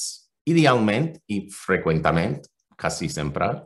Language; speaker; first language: Catalan; non-native, fluent; English